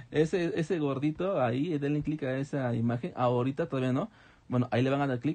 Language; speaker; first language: Spanish; native; Spanish